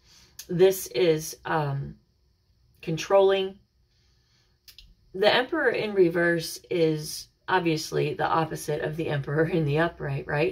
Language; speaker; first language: English; native; English